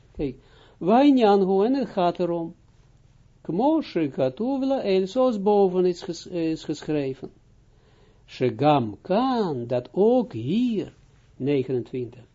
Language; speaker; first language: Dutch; non-native, fluent; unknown